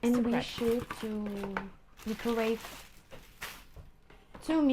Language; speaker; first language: English; non-native, learner; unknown